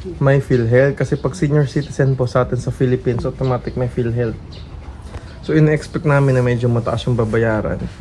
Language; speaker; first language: Filipino; native; Filipino